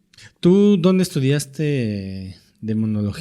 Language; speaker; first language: Spanish; native; Spanish